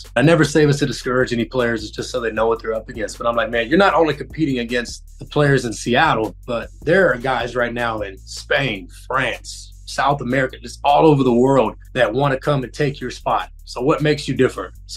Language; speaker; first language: English; native; English